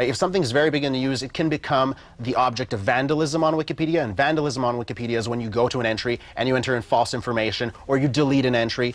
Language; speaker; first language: English; native; English